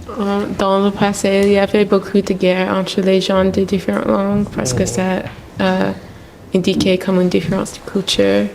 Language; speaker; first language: French; non-native, local second language; English